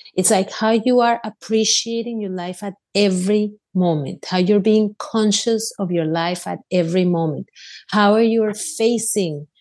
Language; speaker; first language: English; non-native, fluent; Spanish